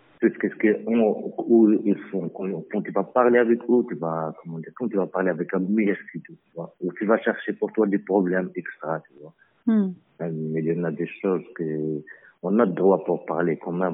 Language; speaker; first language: French; non-native, learner; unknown